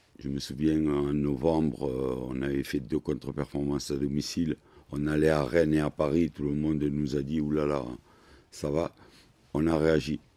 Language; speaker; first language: French; native; French